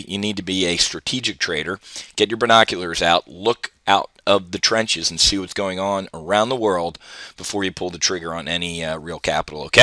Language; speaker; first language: English; native; English